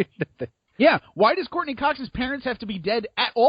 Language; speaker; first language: English; native; English